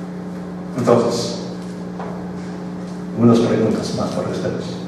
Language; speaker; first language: Spanish; non-native, fluent; English